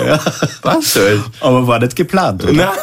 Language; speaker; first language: German; native; German